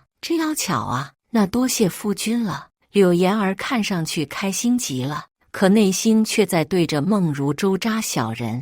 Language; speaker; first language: Chinese; native; Chinese